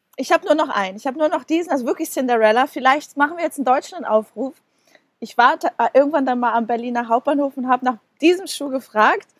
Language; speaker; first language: German; non-native, fluent; Portuguese